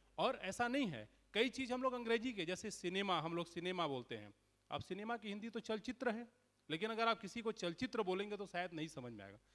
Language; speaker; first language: Hindi; native; Hindi